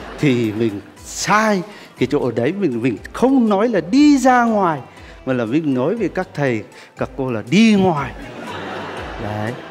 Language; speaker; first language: Vietnamese; non-native, fluent; Turkish